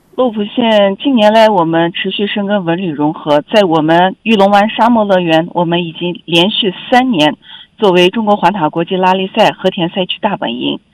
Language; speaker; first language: Chinese; non-native, local second language; Uyghur